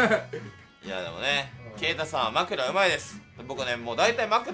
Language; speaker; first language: Japanese; native; Japanese